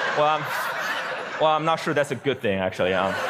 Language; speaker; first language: English; non-native, fluent; Chinese